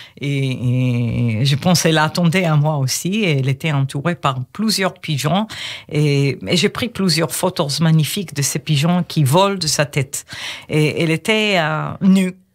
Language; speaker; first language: French; non-native, fluent; Hebrew